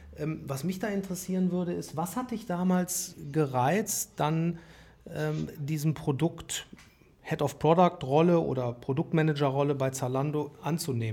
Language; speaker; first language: German; native; German